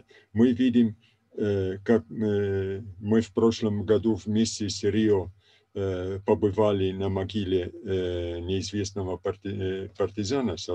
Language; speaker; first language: Russian; non-native, fluent; Italian